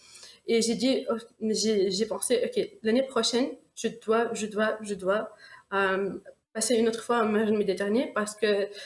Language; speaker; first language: French; non-native, local second language; Arabic